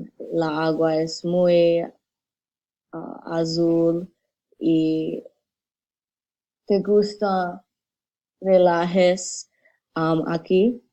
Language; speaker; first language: Spanish; non-native, learner; English